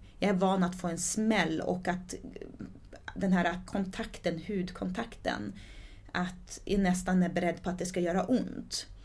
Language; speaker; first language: Swedish; early bilingual, other home language; Portuguese